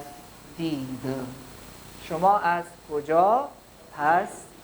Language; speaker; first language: Persian; non-native, fluent; Urdu